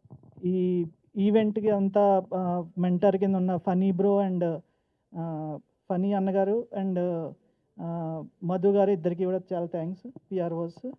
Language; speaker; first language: Telugu; native; Telugu